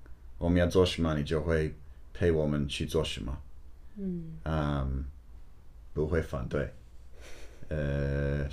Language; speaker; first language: Chinese; non-native, learner; English